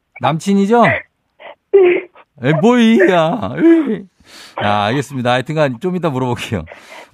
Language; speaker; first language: Korean; native; Korean